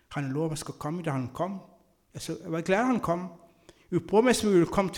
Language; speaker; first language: Danish; non-native, fluent; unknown